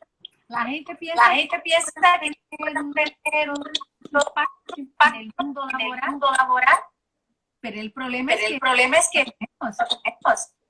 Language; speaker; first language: Spanish; non-native, learner; Portuguese